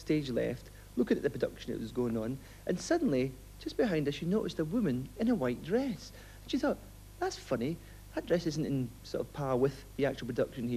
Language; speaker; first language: English; native; English